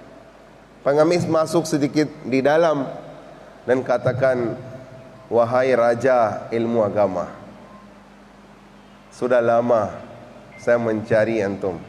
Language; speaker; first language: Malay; non-native, fluent; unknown